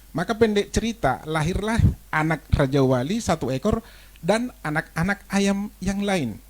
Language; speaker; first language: Indonesian; non-native, local second language; Batak Toba